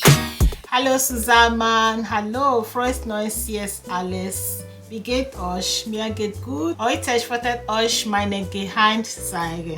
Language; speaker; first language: German; non-native, learner; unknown